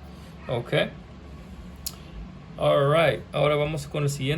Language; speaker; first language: Spanish; early bilingual, heritage; Spanish